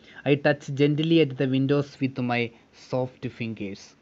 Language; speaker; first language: English; non-native, local second language; Malayalam